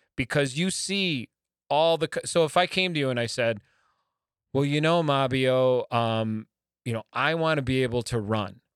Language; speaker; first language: English; native; English